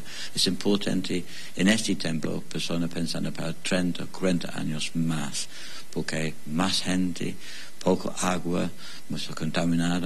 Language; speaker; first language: Spanish; non-native, learner; English